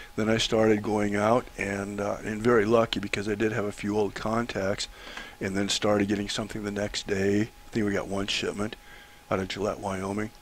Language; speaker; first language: English; native; English